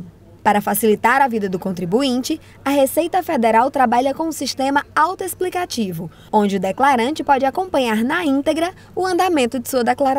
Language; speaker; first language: Portuguese; native; Portuguese